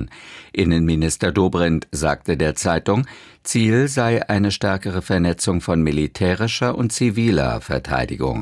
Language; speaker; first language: German; native; German